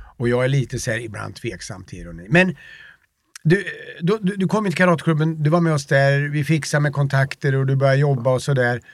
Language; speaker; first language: Swedish; native; Swedish